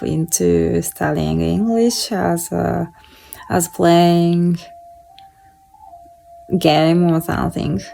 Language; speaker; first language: English; non-native, fluent; Japanese